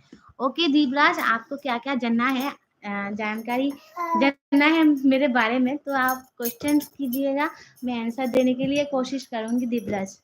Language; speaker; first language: Hindi; non-native, local second language; Bangla